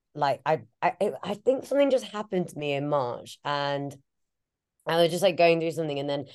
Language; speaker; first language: English; native; English